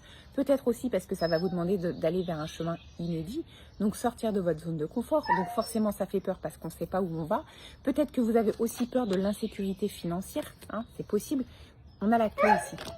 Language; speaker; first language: French; native; French